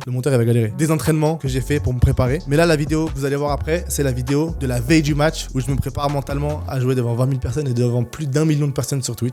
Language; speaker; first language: French; native; French